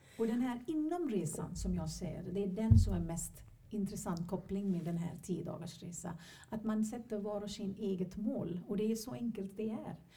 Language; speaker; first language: Swedish; non-native, fluent; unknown